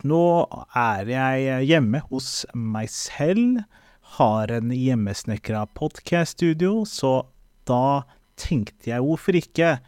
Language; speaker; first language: Norwegian; early bilingual, other home language; Somali